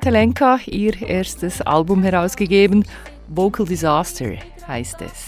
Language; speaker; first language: German; native; German